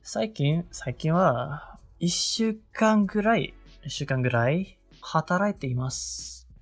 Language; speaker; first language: Japanese; non-native, learner; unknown